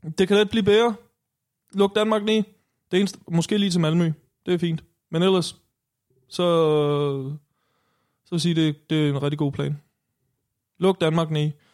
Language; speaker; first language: Danish; native; Danish